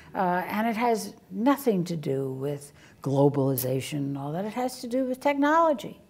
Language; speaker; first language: English; native; English